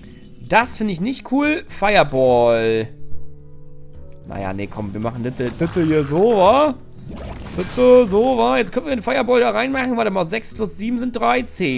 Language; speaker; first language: German; native; German